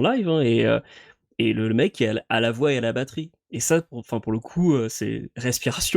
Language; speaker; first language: French; native; French